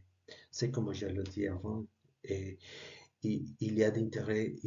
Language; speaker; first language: French; non-native, learner; Spanish